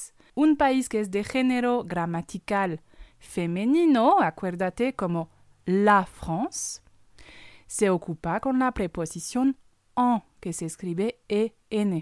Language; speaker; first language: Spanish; non-native, fluent; French